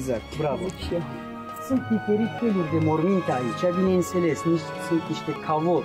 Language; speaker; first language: Romanian; non-native, learner; Turkish